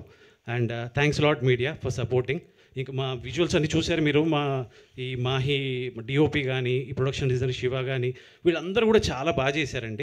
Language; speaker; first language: Telugu; native; Telugu